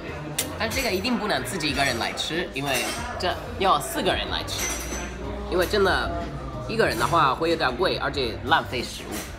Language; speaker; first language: Chinese; non-native, fluent; English